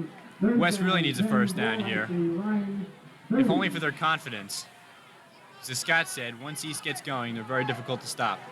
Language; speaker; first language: English; native; English